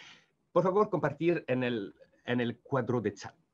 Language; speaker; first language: Spanish; non-native, learner; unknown